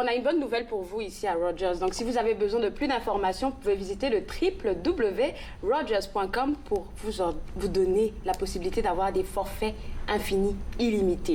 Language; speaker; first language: French; native; French